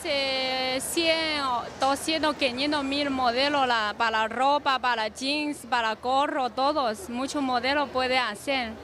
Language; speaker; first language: Spanish; non-native, learner; Chinese